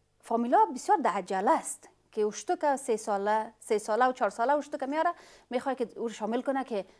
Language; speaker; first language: Persian; non-native, fluent; Pashto